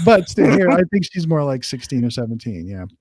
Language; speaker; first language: English; native; English